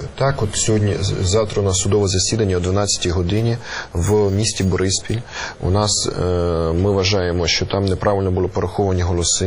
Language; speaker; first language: Ukrainian; native; Ukrainian